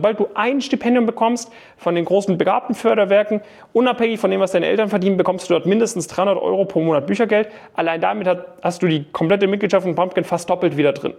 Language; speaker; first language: German; native; German